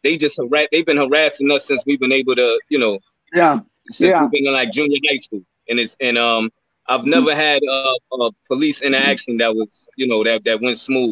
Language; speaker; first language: English; native; English